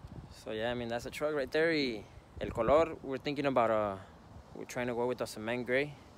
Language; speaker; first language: English; early bilingual, other home language; Spanish